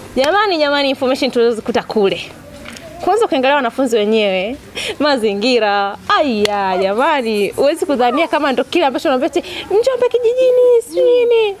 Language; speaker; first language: Swahili; native; Swahili